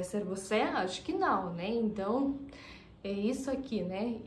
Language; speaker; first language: Portuguese; non-native, fluent; Russian